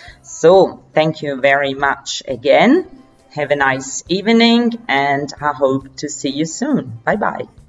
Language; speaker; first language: English; non-native, fluent; Italian